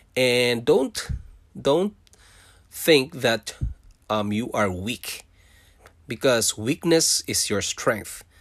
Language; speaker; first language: English; non-native, local second language; Filipino